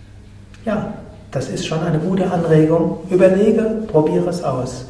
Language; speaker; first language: German; native; German